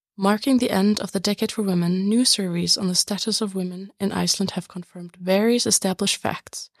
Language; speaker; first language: English; non-native, fluent; German